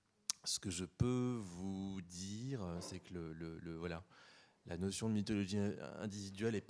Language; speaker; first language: French; native; French